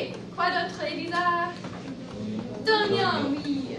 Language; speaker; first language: French; non-native, fluent; English